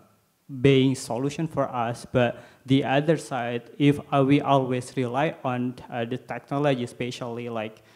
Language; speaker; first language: English; non-native, learner; Indonesian